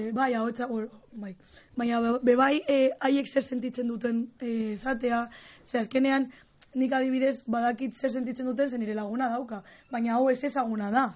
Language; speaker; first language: Basque; non-native, local second language; Spanish